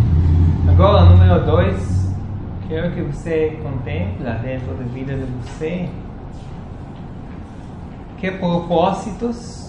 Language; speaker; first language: Portuguese; non-native, fluent; Spanish